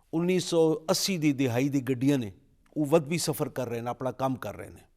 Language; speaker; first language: Urdu; non-native, local second language; Punjabi